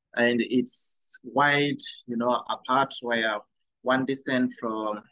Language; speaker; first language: English; non-native, fluent; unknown